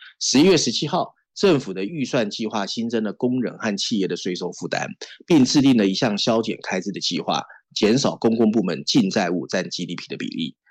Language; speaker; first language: Chinese; native; Chinese